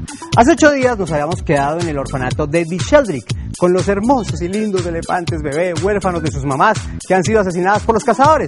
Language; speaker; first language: Spanish; native; Spanish